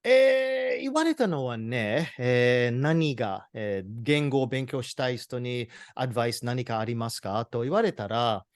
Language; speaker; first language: Japanese; non-native, fluent; English